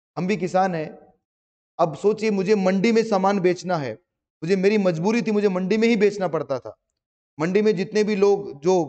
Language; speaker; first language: Hindi; native; Hindi